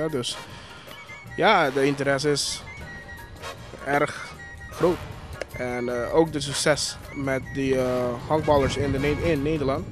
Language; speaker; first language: Dutch; non-native, local second language; Papiamento